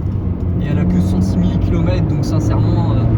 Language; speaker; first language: French; native; French